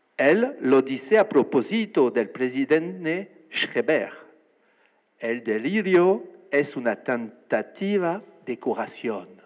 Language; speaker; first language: Spanish; non-native, fluent; French